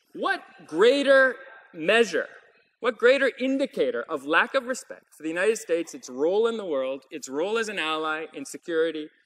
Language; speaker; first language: English; native; English